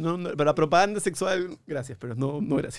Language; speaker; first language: Spanish; native; Spanish